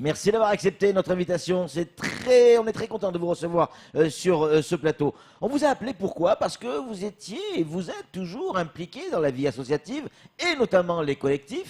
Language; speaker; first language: French; native; French